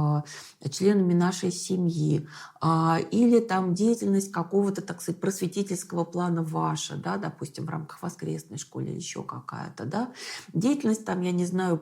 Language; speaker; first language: Russian; native; Russian